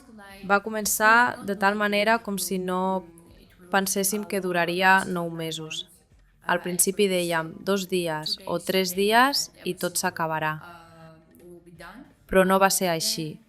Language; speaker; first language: Catalan; non-native, fluent; Armenian